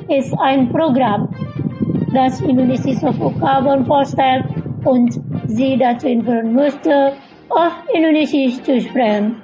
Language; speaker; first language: German; non-native, learner; Indonesian